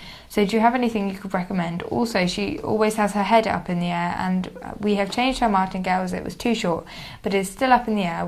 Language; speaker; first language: English; native; English